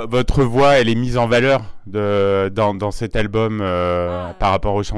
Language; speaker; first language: French; native; French